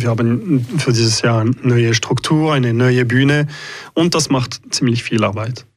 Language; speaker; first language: German; non-native, local second language; French